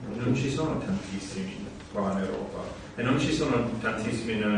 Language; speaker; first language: Italian; non-native, fluent; English